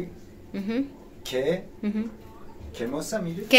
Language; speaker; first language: Spanish; non-native, learner; Turkish